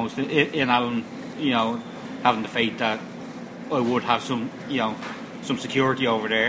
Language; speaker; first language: English; native; English